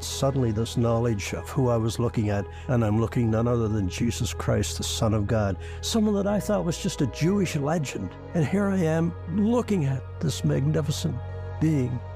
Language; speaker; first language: English; native; English